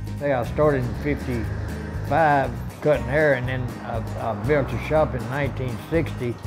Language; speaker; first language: English; native; English